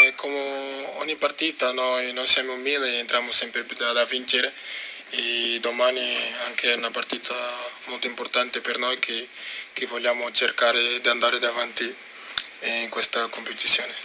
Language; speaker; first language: Italian; non-native, fluent; Portuguese